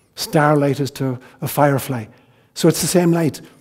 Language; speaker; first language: English; native; English